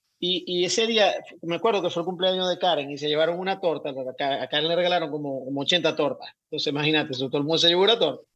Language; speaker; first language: Spanish; native; Spanish